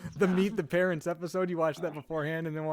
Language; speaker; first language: English; native; English